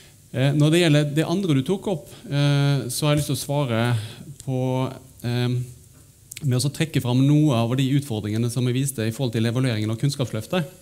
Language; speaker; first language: Norwegian; native; Norwegian